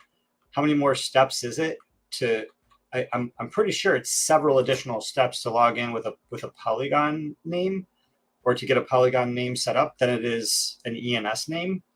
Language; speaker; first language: English; native; English